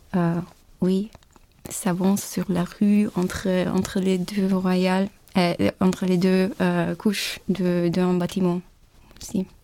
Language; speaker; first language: French; non-native, fluent; Turkish